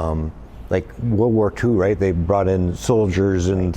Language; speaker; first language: English; native; English